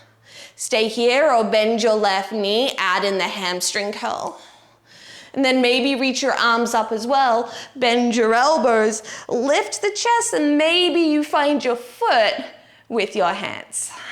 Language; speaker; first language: English; native; English